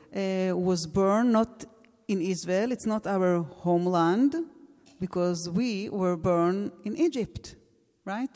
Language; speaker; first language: English; non-native, fluent; Hebrew